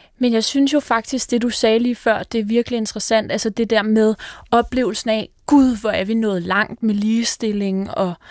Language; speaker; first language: Danish; native; Danish